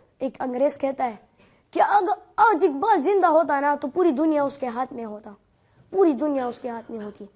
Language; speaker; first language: Urdu; non-native, local second language; Pashto